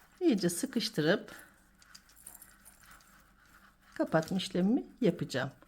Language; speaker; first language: Turkish; native; Turkish